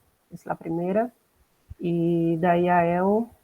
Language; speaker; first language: Spanish; non-native, learner; Portuguese